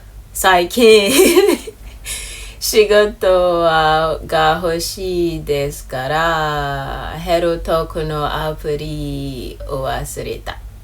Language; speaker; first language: Japanese; non-native, learner; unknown